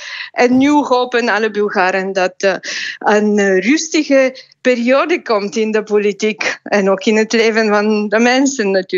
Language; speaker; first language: Dutch; non-native, fluent; Bulgarian